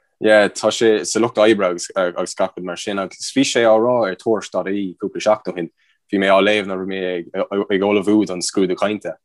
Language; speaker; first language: Irish; native; Irish